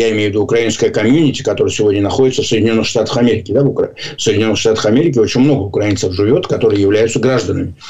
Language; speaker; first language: Russian; non-native, local second language; Azerbaijani